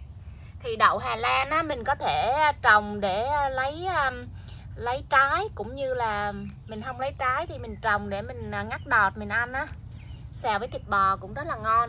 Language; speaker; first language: Vietnamese; native; Vietnamese